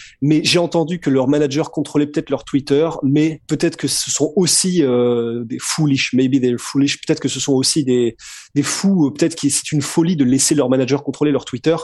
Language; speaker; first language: French; native; French